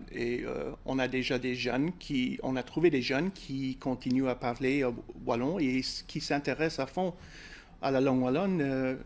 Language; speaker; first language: French; non-native, fluent; English